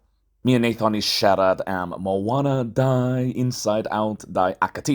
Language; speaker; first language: Welsh; non-native, fluent; English